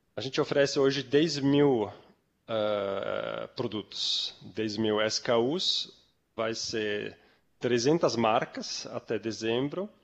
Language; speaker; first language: Portuguese; non-native, fluent; Swiss German